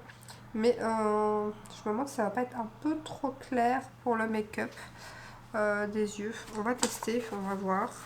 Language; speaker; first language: French; native; French